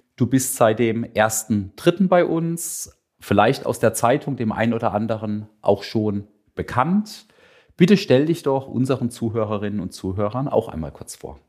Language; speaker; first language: German; native; German